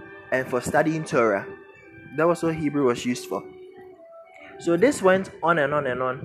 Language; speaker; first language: English; non-native, local second language; Akan